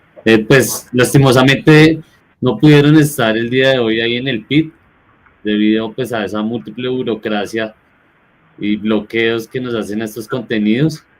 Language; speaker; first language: Spanish; native; Spanish